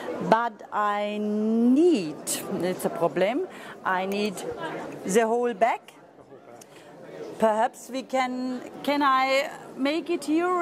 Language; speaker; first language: English; non-native, learner; German